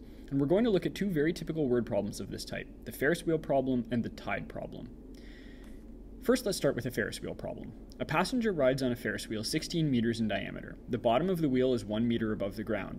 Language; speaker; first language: English; native; English